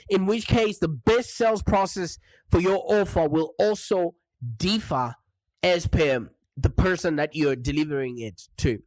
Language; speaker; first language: English; non-native, local second language; Shona